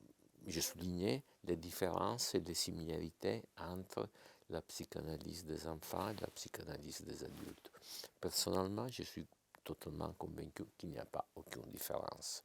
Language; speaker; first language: French; non-native, fluent; Italian